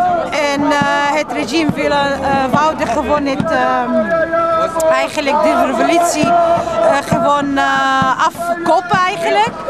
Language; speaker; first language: Dutch; non-native, fluent; Arabic